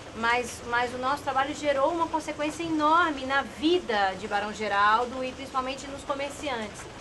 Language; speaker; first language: Portuguese; native; Portuguese